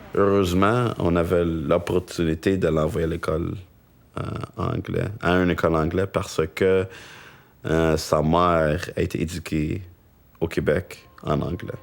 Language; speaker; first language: French; early bilingual, other home language; English